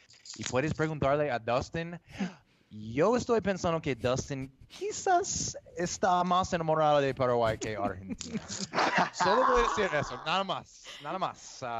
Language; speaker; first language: Spanish; non-native, fluent; English